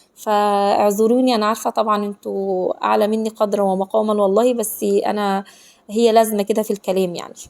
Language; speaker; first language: Egyptian Arabic; native; Egyptian Arabic